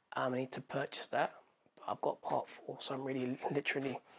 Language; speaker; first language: English; native; English